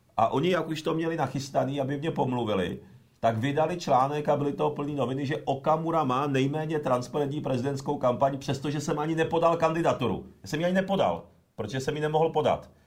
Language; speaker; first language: Czech; early bilingual, other home language; Japanese